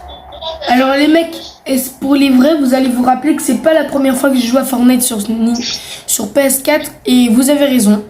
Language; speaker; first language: French; native; French